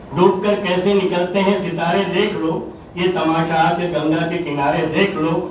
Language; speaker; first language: Urdu; native; Urdu